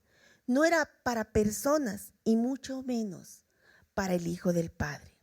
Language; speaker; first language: Spanish; native; Spanish